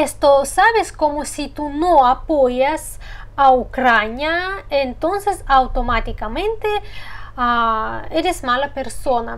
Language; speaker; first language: Spanish; non-native, fluent; Russian